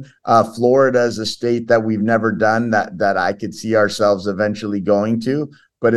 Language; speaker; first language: English; early bilingual, other home language; Portuguese